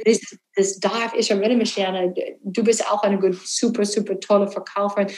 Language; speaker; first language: German; non-native, learner; English